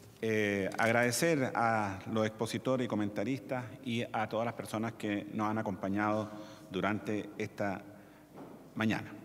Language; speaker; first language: Spanish; native; Spanish